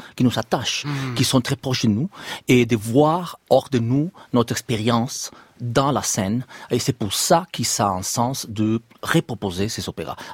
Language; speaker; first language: French; non-native, fluent; Spanish